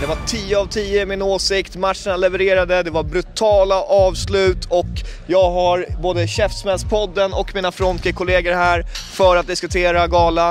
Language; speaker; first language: Swedish; native; Swedish